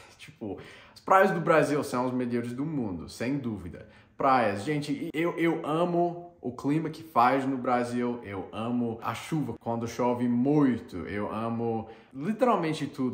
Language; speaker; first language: Portuguese; non-native, fluent; English